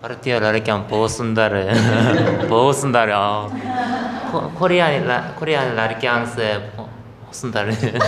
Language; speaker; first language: Hindi; non-native, learner; Korean